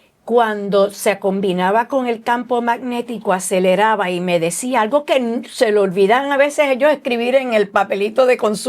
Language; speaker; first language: Spanish; native; Spanish